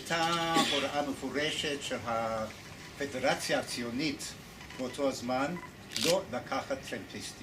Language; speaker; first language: Hebrew; non-native, fluent; English